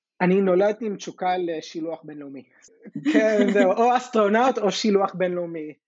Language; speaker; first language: Hebrew; non-native, fluent; English